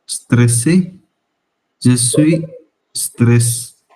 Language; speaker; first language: French; non-native, learner; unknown